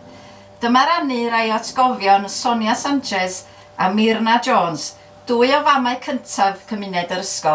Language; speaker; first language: Welsh; non-native, local second language; Spanish